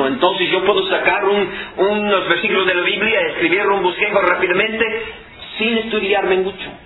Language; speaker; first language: Spanish; non-native, fluent; English